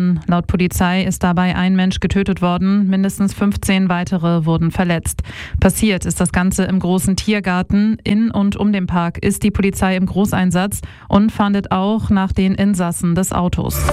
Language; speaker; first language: German; native; German